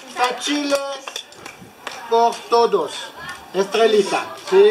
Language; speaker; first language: Spanish; non-native, learner; French